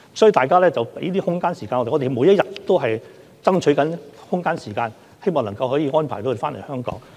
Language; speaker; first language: Chinese; non-native, local second language; Cantonese